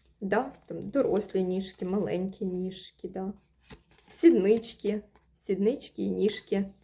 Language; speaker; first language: Ukrainian; non-native, local second language; Russian